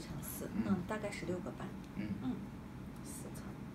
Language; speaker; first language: Chinese; native; Chinese